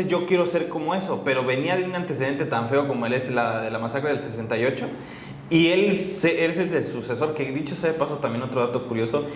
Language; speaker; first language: Spanish; native; Spanish